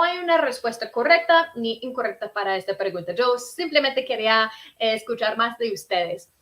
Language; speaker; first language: Spanish; early bilingual, heritage; Spanish